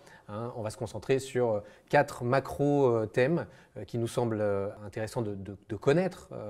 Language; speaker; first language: French; native; French